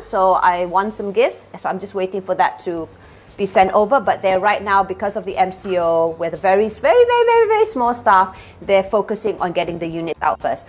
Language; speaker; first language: English; non-native, local second language; Malay